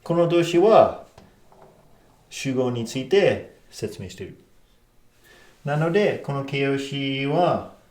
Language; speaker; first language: Japanese; non-native, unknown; English